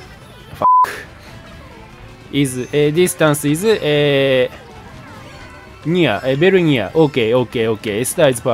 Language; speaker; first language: English; non-native, learner; Japanese